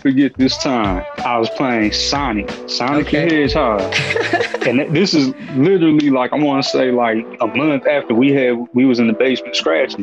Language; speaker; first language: English; native; English